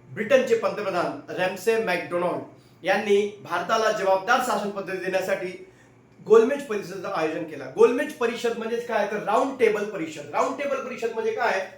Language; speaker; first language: Marathi; non-native, local second language; Hindi